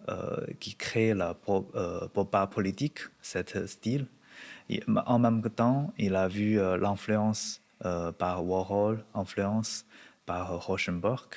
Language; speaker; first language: French; non-native, learner; Chinese